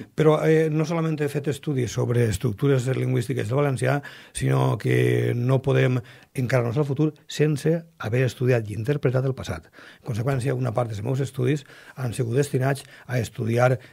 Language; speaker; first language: Catalan; native; Catalan